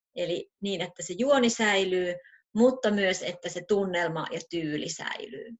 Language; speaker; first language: Finnish; native; Finnish